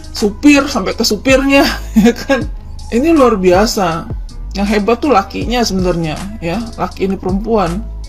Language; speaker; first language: Indonesian; native; Indonesian